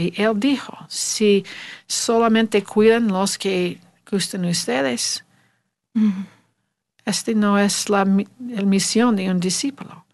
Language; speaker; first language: Spanish; non-native, learner; English